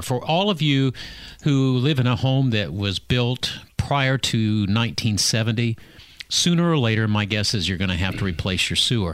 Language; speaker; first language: English; native; English